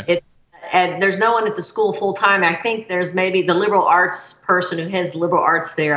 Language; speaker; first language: English; native; English